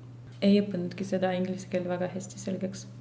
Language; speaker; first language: Estonian; non-native, fluent; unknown